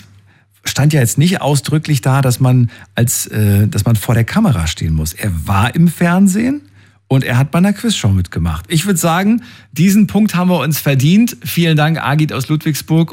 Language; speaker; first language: German; native; German